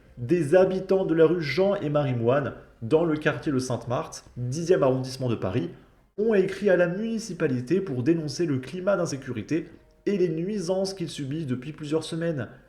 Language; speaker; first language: French; native; French